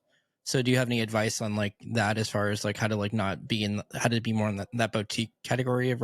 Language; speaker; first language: English; native; English